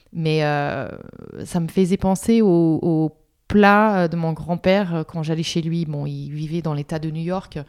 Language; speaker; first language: French; non-native, fluent; English